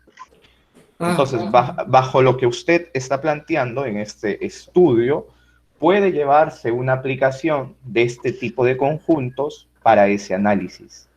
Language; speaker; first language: Spanish; native; Spanish